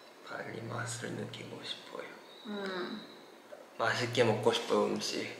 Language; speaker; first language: Korean; non-native, fluent; Japanese